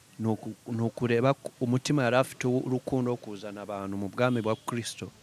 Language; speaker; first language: Kinyarwanda; early bilingual, heritage; Kinyarwanda